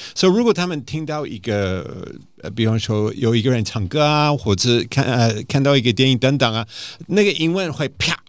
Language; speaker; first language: Chinese; non-native, fluent; English